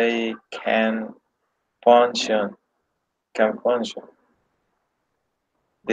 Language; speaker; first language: English; non-native, learner; Spanish